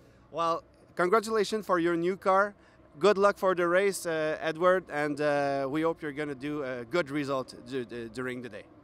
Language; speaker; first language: English; non-native, fluent; French